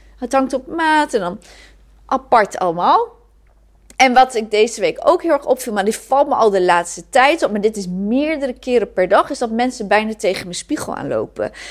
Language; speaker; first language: Dutch; native; Dutch